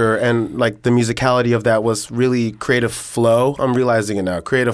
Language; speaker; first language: English; native; English